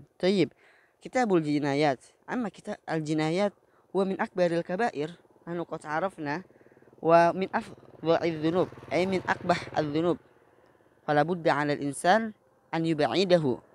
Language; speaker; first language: Arabic; non-native, fluent; Indonesian